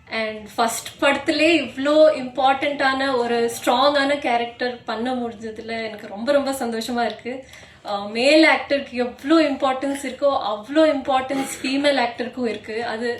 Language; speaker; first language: Tamil; non-native, local second language; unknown